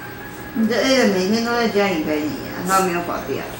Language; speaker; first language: Chinese; native; Chinese